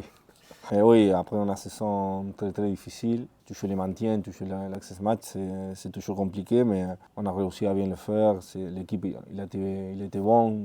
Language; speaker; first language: French; non-native, fluent; Spanish